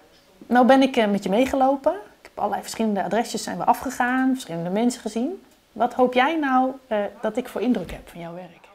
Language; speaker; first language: Dutch; native; Dutch